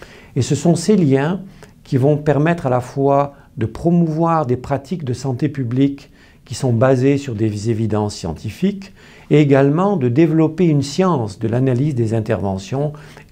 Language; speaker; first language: French; native; French